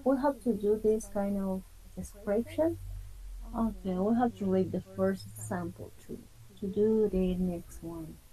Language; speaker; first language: English; non-native, fluent; Spanish